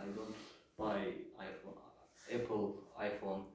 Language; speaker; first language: English; non-native, learner; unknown